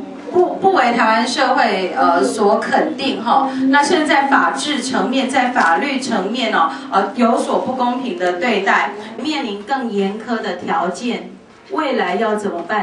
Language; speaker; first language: Chinese; native; Chinese